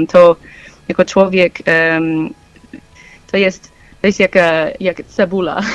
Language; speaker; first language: Polish; non-native, learner; English